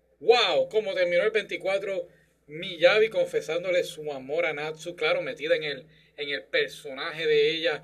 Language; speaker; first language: Spanish; native; Spanish